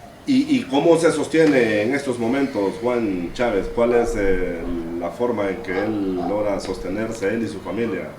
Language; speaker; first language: Spanish; native; Spanish